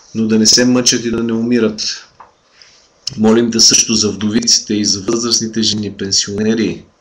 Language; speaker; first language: Bulgarian; native; Bulgarian